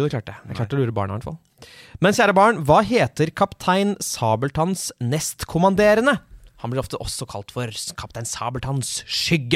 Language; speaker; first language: Norwegian; native; Norwegian